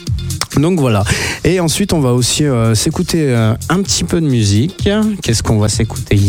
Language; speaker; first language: French; native; French